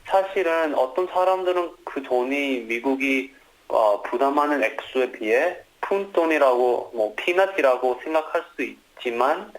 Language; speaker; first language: Korean; early bilingual, heritage; Korean